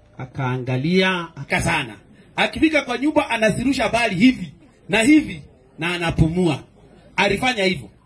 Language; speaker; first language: Swahili; non-native, local second language; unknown